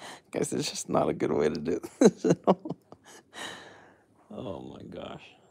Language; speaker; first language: English; native; English